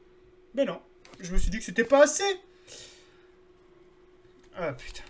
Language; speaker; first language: French; native; French